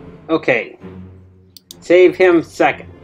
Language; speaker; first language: English; native; English